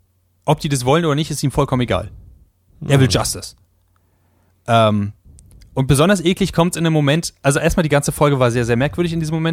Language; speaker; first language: German; native; German